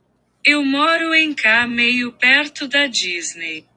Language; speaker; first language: Portuguese; non-native, learner; English